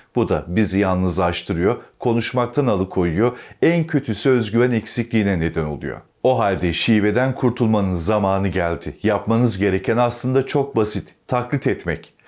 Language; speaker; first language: Turkish; native; Turkish